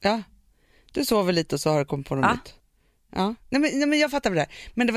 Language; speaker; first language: Swedish; native; Swedish